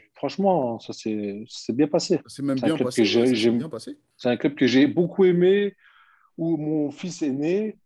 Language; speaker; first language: French; early bilingual, other home language; Turkish